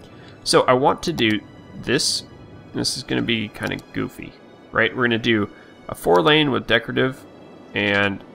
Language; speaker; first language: English; native; English